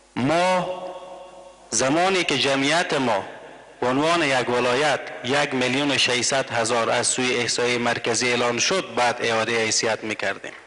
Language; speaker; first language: Persian; native; Persian